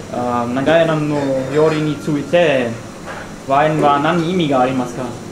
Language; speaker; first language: Japanese; non-native, learner; German